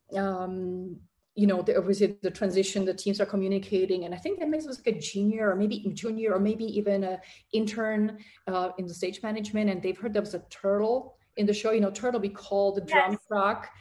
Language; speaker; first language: English; non-native, fluent; Czech